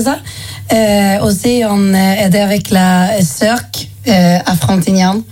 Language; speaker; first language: French; non-native, learner; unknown